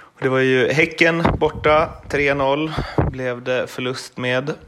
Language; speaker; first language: Swedish; native; Swedish